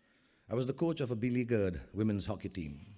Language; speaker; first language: English; non-native, local second language; Hindi